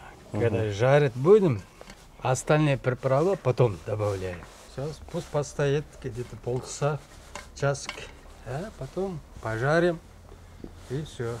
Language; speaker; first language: Russian; non-native, local second language; Uyghur